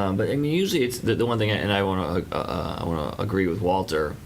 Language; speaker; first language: English; native; English